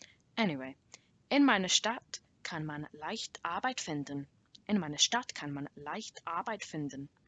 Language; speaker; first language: German; non-native, learner; English